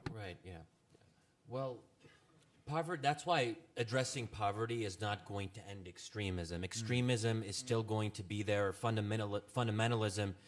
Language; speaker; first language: English; native; English